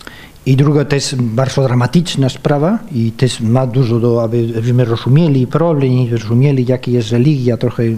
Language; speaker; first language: Polish; non-native, fluent; Spanish